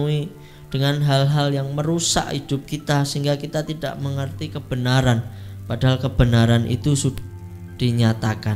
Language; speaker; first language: Indonesian; native; Indonesian